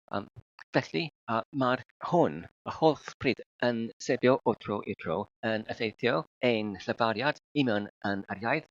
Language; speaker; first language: Welsh; non-native, learner; Filipino